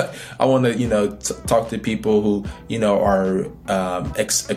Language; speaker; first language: English; native; English